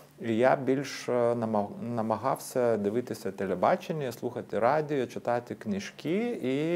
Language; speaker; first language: Ukrainian; non-native, fluent; Lithuanian